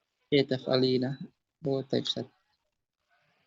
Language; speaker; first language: Arabic; non-native, learner; Indonesian